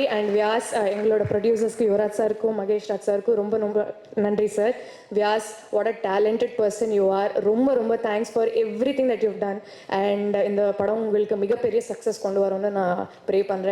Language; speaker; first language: Tamil; non-native, learner; Telugu